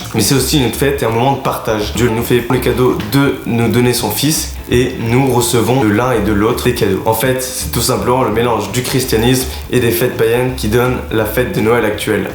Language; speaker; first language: French; native; French